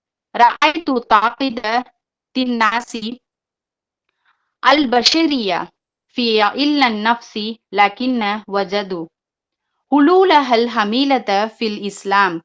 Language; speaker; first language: Arabic; non-native, learner; Tamil